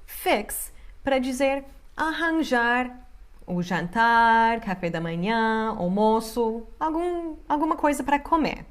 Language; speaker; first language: Portuguese; non-native, fluent; English